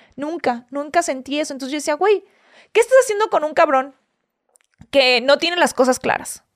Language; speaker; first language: Spanish; native; Spanish